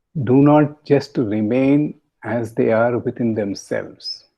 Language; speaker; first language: English; non-native, local second language; Kannada